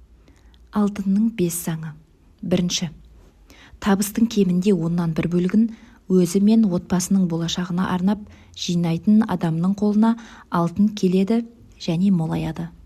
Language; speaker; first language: Kazakh; native; Kazakh